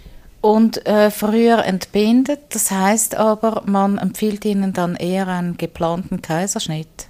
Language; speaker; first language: German; native; German